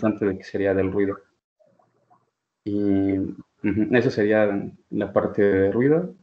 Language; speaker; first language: Spanish; native; Spanish